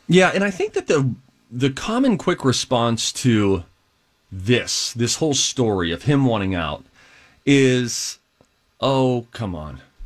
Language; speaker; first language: English; native; English